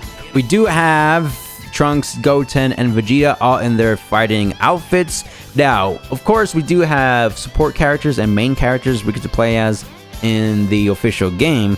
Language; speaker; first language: English; native; English